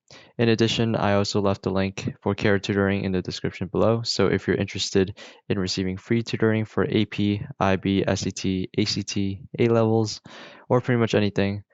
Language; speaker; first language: English; native; English